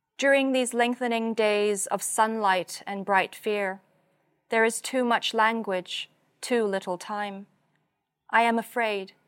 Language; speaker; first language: English; non-native, local second language; Cantonese